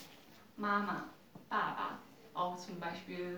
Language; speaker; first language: German; non-native, learner; Chinese